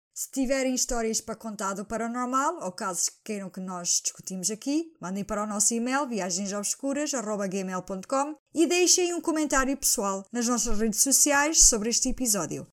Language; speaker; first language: Portuguese; early bilingual, heritage; Portuguese